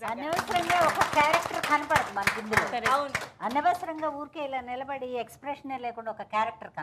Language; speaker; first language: Telugu; native; Telugu